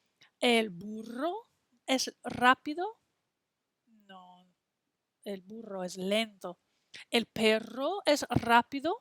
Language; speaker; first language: Spanish; non-native, fluent; English